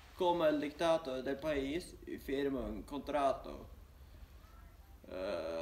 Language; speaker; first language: Spanish; non-native, learner; Swedish